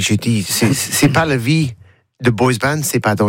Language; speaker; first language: French; non-native, learner; English